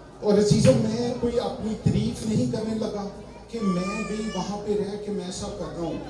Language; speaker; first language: Urdu; non-native, local second language; Punjabi